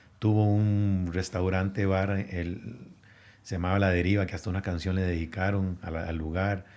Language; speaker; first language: Spanish; native; Spanish